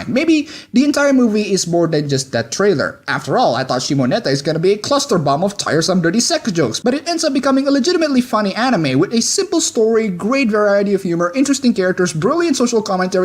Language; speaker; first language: English; non-native, fluent; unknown